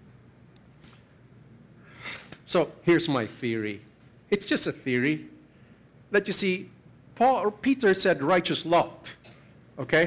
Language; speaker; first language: English; non-native, local second language; Filipino